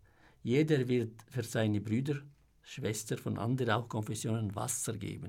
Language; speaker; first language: German; non-native, fluent; Arabic